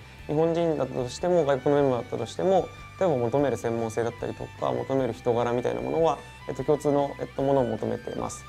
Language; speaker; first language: Japanese; native; Japanese